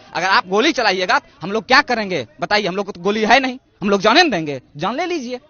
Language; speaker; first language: Hindi; native; Hindi